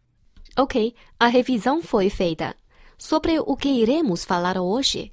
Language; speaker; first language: Portuguese; non-native, fluent; Chinese